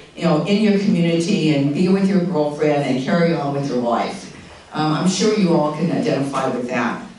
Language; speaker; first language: English; native; English